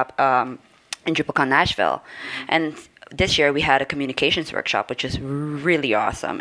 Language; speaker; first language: English; non-native, fluent; Dutch